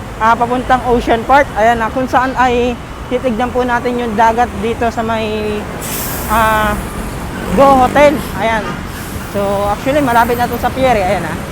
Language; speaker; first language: Filipino; native; Filipino